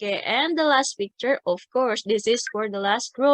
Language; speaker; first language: English; non-native, fluent; Indonesian